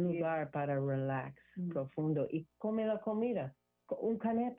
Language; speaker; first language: Spanish; non-native, learner; English